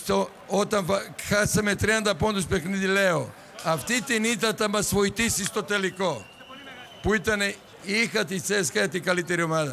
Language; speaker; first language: Greek; non-native, fluent; Serbian